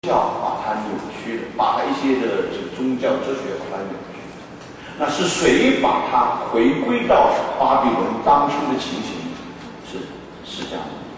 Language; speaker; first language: Chinese; native; Chinese